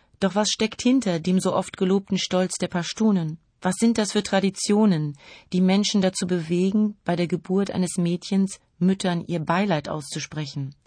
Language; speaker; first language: German; native; German